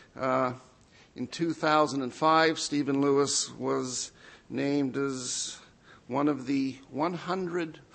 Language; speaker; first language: English; native; English